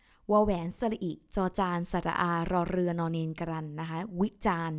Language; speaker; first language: Thai; native; Thai